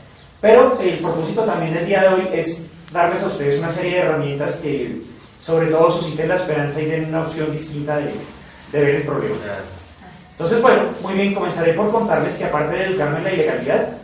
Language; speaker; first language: Spanish; native; Spanish